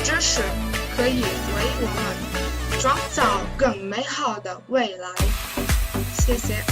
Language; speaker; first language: Chinese; non-native, learner; Slovenian